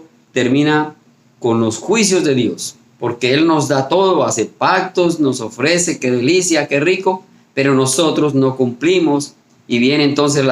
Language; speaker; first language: Spanish; native; Spanish